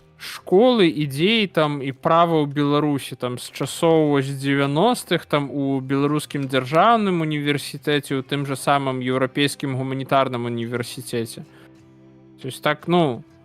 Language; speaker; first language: Belarusian; non-native, local second language; Russian